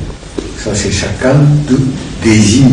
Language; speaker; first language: French; non-native, learner; Japanese